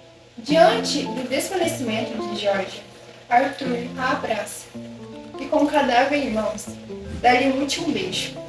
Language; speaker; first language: Portuguese; native; Portuguese